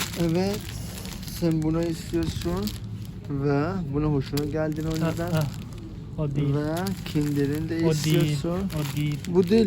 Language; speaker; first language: Turkish; non-native, learner; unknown